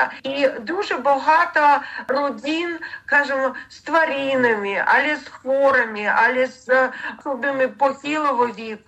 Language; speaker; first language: Ukrainian; non-native, learner; Russian